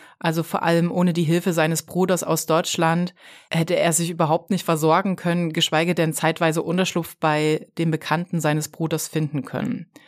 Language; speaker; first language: German; native; German